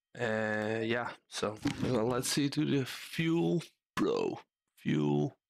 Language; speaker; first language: English; non-native, fluent; Dutch